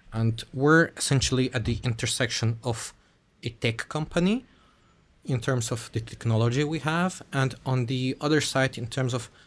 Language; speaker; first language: English; early bilingual, other home language; Russian